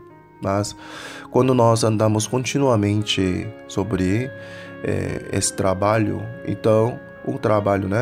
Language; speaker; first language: Portuguese; non-native, fluent; Korean